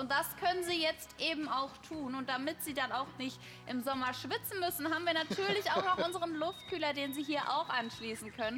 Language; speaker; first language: German; native; German